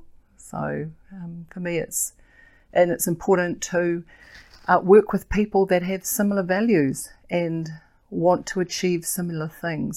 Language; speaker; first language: English; native; English